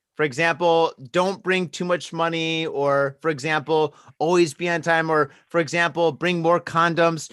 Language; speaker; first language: English; native; English